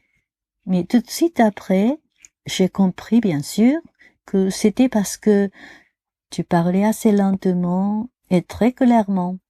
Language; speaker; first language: French; non-native, learner; Japanese